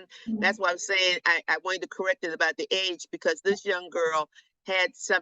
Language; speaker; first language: English; native; English